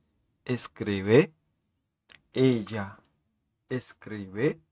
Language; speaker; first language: Spanish; non-native, fluent; Haitian Creole